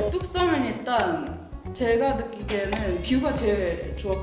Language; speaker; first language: Korean; non-native, fluent; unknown